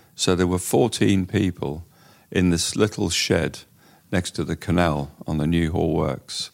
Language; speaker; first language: English; native; English